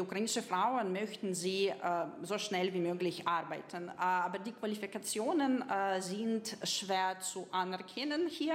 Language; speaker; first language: German; non-native, fluent; Ukrainian